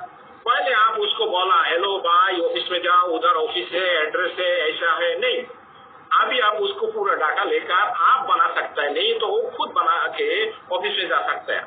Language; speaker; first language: Hindi; non-native, fluent; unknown